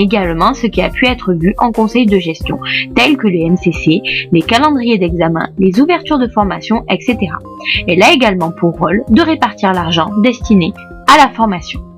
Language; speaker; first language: French; native; French